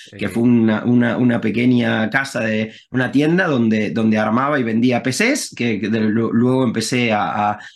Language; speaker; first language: Spanish; native; Spanish